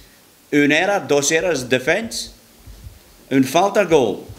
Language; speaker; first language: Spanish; non-native, learner; English